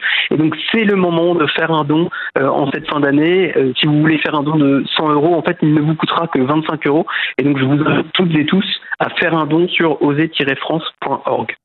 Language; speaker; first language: French; native; French